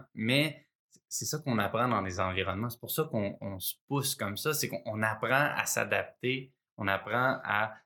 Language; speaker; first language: French; native; French